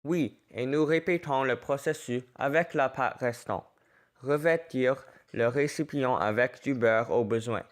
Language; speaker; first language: French; non-native, learner; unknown